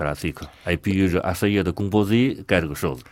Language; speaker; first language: French; non-native, learner; Chinese